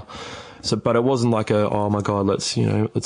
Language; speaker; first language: English; native; English